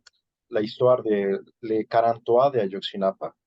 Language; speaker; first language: French; non-native, learner; Spanish